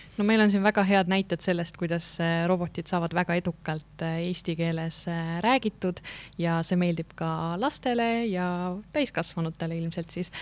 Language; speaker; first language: Estonian; native; Estonian